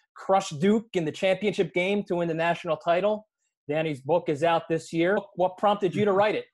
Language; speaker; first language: English; native; English